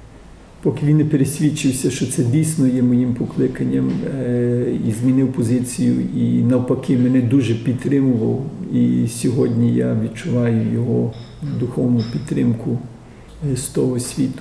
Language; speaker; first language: Ukrainian; early bilingual, heritage; Ukrainian